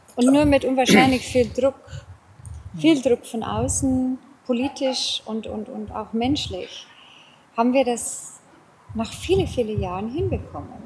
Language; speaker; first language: German; non-native, fluent; Afrikaans